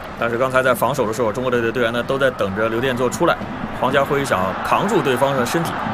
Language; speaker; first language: Chinese; native; Chinese